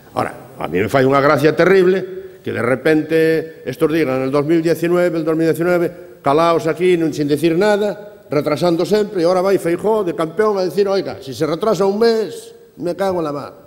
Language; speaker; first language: Galician; native; Galician